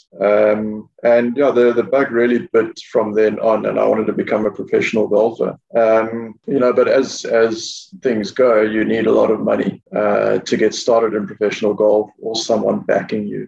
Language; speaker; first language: English; native; English